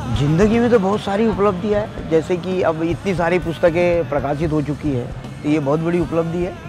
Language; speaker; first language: Hindi; non-native, local second language; Marathi